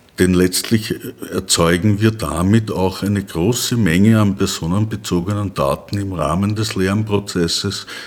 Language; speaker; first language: German; native; German